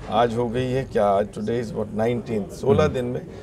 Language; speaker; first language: Hindi; native; Hindi